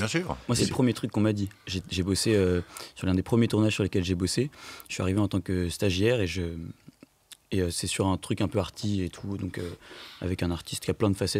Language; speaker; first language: French; native; French